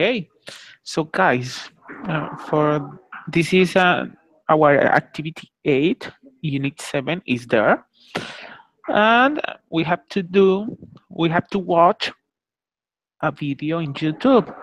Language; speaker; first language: English; non-native, fluent; Spanish